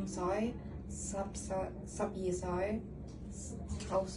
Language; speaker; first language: Cantonese; non-native, local second language; Indonesian